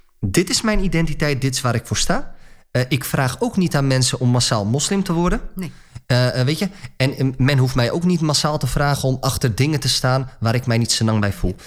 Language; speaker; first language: Dutch; early bilingual, other home language; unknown